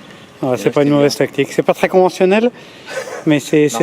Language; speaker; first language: French; native; French